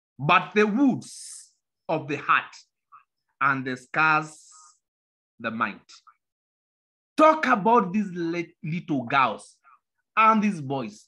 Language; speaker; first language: English; non-native, local second language; Kamba